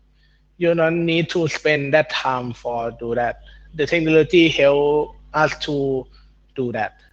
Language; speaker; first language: English; non-native, learner; Thai